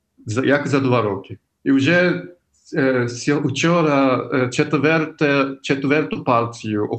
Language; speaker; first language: Ukrainian; non-native, fluent; Japanese